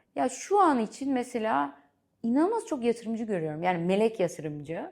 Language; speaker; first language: Turkish; early bilingual, heritage; Turkish